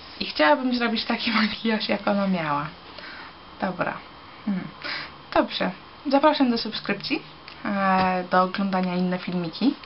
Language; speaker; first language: Polish; early bilingual, heritage; Polish